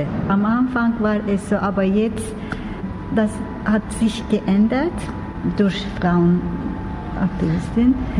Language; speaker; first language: German; non-native, learner; Turkish